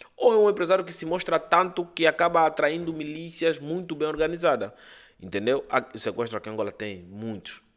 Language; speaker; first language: Portuguese; native; Portuguese